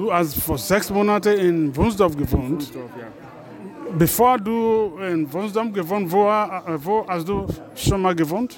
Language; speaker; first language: German; non-native, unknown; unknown